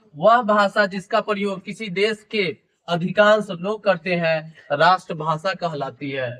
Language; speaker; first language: Hindi; native; Hindi